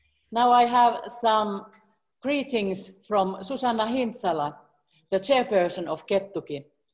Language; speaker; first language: English; non-native, fluent; Finnish